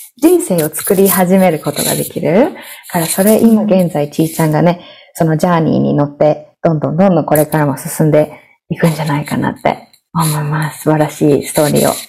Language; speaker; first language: Japanese; native; Japanese